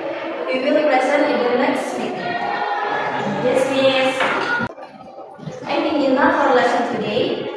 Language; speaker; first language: English; non-native, learner; Indonesian